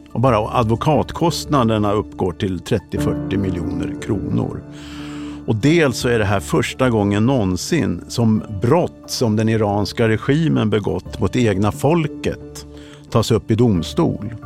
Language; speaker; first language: Swedish; native; Swedish